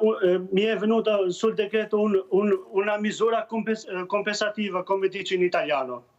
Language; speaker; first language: Italian; non-native, learner; Albanian